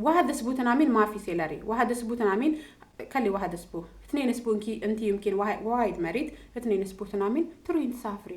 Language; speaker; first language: Arabic; non-native, learner; Amharic